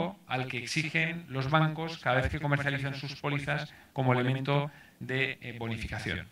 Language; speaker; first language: Spanish; native; Spanish